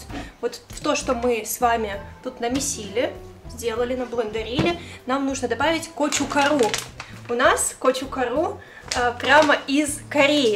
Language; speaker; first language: Russian; native; Russian